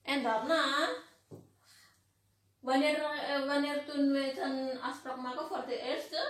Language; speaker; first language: Dutch; non-native, learner; Indonesian